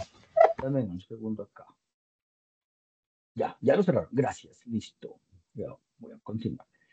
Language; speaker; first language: Spanish; native; Spanish